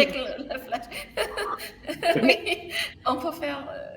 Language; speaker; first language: French; non-native, learner; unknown